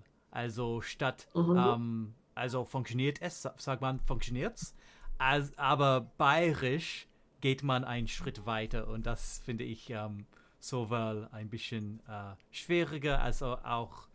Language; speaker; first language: German; non-native, learner; English